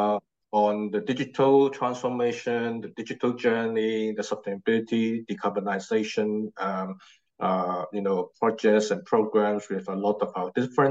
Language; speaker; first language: English; non-native, local second language; Cantonese